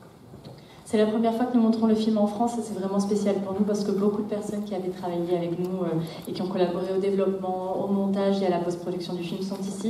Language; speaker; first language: French; native; French